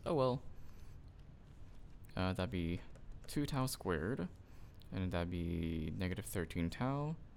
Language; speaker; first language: English; native; English